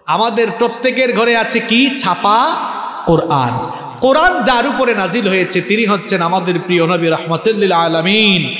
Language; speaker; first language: Bangla; non-native, local second language; Sylheti